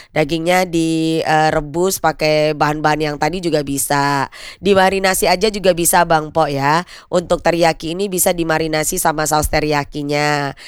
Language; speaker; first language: Indonesian; native; Indonesian